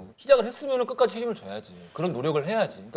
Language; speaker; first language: Korean; native; Korean